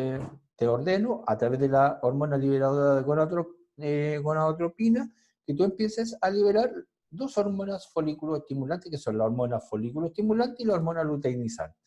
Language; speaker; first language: Spanish; native; Spanish